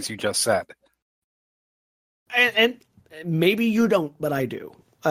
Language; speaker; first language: English; native; English